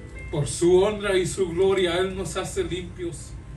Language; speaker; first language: Spanish; early bilingual, heritage; Spanish